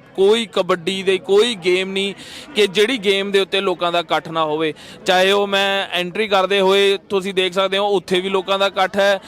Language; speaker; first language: Punjabi; native; Punjabi